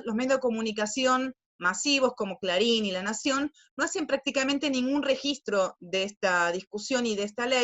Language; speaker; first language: Spanish; native; Spanish